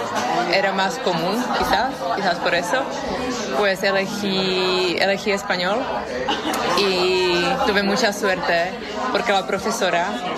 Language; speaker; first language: Spanish; non-native, fluent; Czech